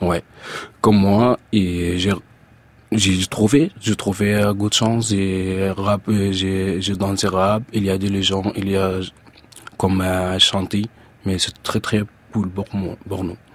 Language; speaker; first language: French; non-native, learner; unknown